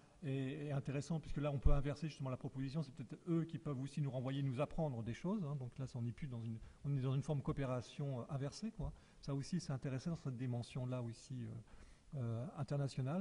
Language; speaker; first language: French; native; French